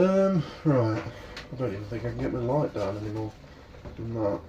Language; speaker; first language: English; native; English